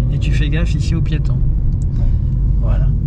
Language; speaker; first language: French; native; French